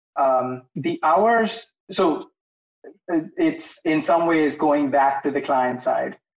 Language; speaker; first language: English; non-native, local second language; Hindi